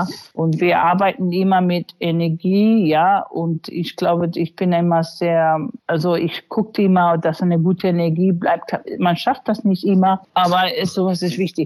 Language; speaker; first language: German; non-native, fluent; English